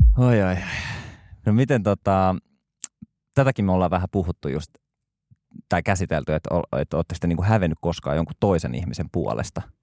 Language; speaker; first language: Finnish; early bilingual, other home language; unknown